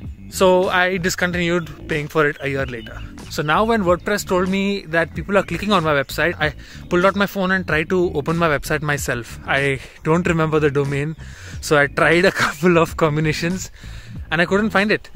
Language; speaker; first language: English; non-native, local second language; Hindi